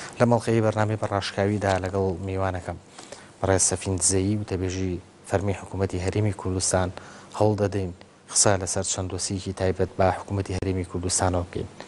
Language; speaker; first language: Central Kurdish; native; Central Kurdish